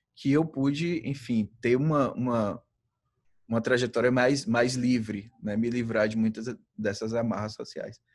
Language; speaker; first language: Portuguese; native; Portuguese